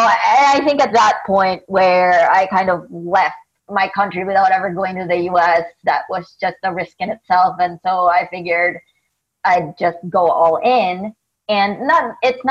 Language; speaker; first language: English; non-native, local second language; Filipino